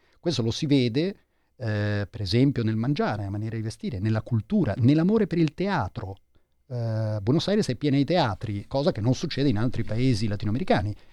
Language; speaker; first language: Italian; early bilingual, heritage; Italian